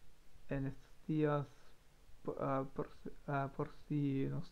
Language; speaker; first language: Spanish; non-native, learner; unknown